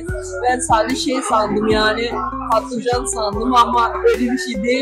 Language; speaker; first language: Turkish; early bilingual, heritage; Turkish